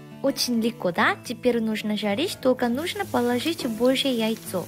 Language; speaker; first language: Russian; non-native, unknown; Korean